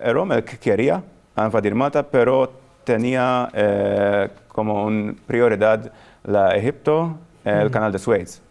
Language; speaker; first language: Spanish; non-native, fluent; Maltese